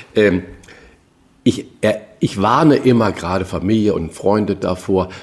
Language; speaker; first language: German; early bilingual, other home language; Portuguese